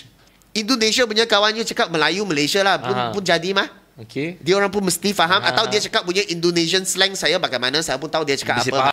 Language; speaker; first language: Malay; non-native, local second language; Chinese